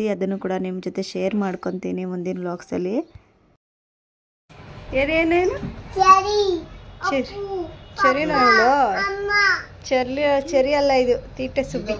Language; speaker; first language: Kannada; native; Kannada